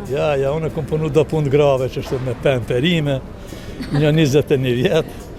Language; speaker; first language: Albanian; native; Albanian